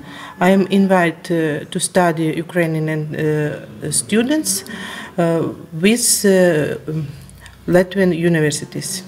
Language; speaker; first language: English; non-native, learner; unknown